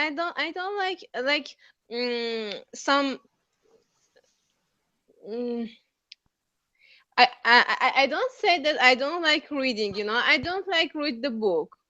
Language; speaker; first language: English; non-native, learner; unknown